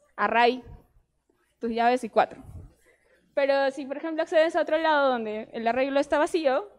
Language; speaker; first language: Spanish; native; Spanish